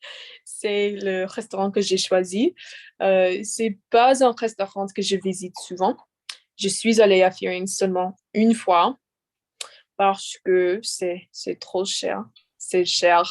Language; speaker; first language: French; non-native, learner; English